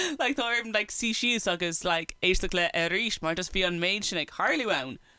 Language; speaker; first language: Irish; non-native, local second language; English